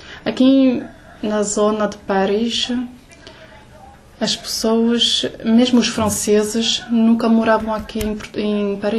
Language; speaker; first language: Portuguese; early bilingual, heritage; Portuguese